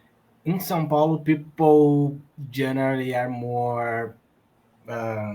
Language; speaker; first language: English; non-native, learner; Portuguese